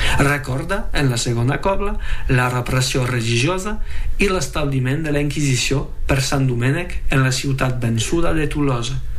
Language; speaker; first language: Catalan; non-native, fluent; French